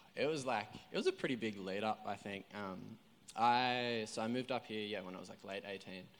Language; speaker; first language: English; native; English